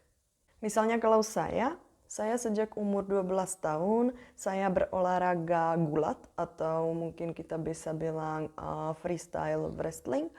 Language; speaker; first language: Indonesian; non-native, fluent; Czech